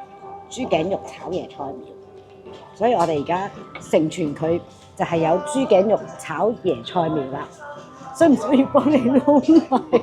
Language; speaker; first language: Cantonese; native; Cantonese